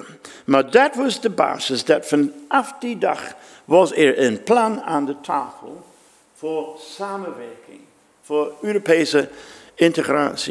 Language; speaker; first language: Dutch; non-native, fluent; English